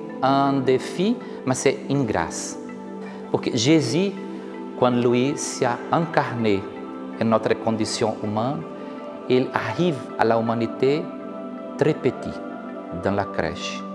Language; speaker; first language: French; non-native, learner; Portuguese